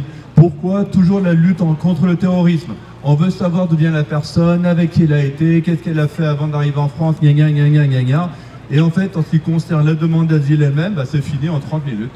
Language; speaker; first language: French; native; French